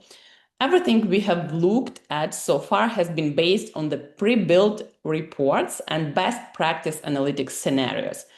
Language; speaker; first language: English; non-native, fluent; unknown